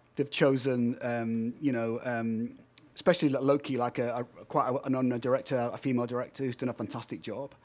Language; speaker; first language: English; native; English